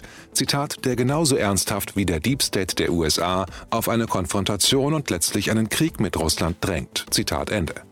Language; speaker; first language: German; native; German